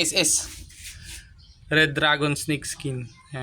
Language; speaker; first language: Filipino; non-native, local second language; Cebuano